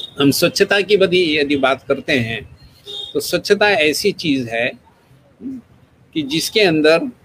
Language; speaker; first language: Hindi; non-native, local second language; Gujarati